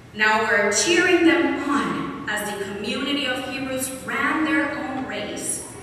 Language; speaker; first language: English; non-native, local second language; Spanish